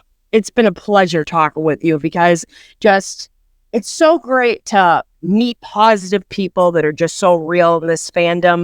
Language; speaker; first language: English; native; English